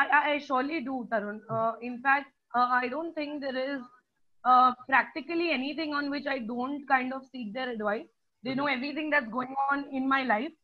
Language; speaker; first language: English; non-native, local second language; Hindi